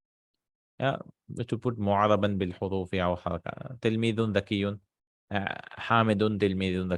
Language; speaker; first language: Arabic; non-native, fluent; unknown